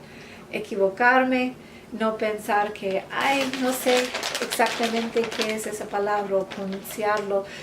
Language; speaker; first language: Spanish; non-native, fluent; English